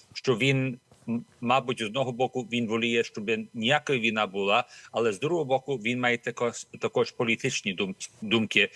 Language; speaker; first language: Ukrainian; early bilingual, heritage; Ukrainian